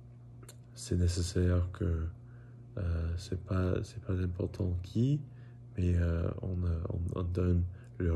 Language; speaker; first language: French; non-native, learner; English